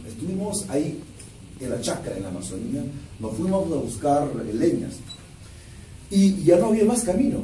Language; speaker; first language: Spanish; non-native, local second language; Shipibo-Conibo